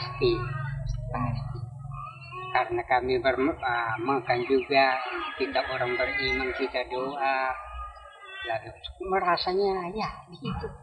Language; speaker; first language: Indonesian; non-native, local second language; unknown